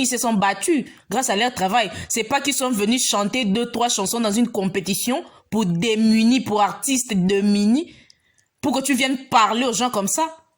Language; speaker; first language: French; non-native, local second language; Lingala